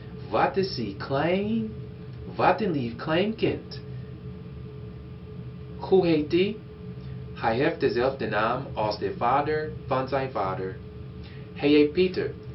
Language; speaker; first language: Dutch; non-native, learner; English